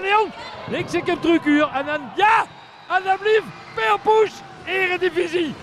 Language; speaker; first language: Dutch; native; Dutch